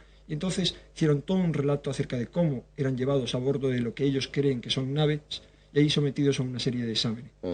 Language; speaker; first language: Spanish; native; Spanish